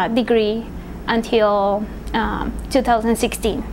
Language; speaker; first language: English; non-native, fluent; Spanish